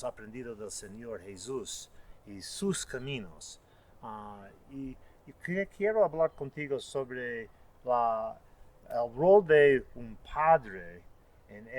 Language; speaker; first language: Spanish; non-native, fluent; English